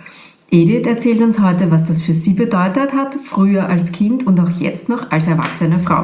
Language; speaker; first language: German; native; German